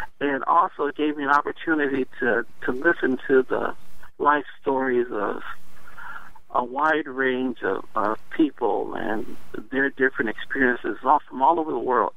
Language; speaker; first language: English; native; English